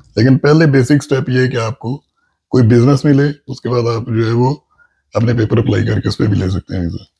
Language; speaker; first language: Urdu; non-native, local second language; Punjabi